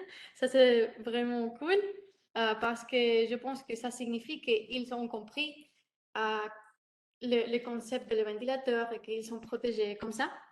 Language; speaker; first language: French; non-native, learner; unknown